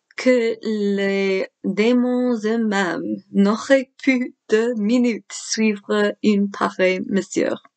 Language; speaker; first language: French; non-native, fluent; English